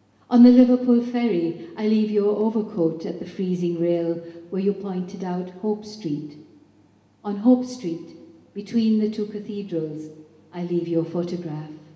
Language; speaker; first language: English; native; English